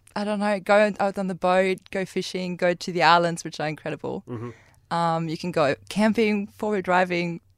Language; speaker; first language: English; non-native, fluent; German